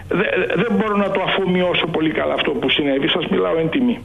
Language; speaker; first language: Greek; native; Greek